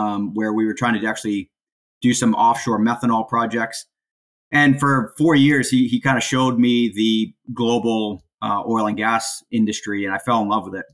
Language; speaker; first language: English; native; English